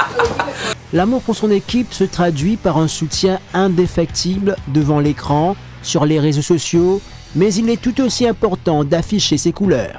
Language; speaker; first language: French; non-native, local second language; Morisyen